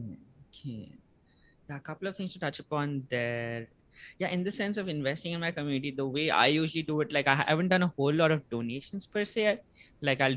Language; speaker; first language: English; non-native, local second language; Bangla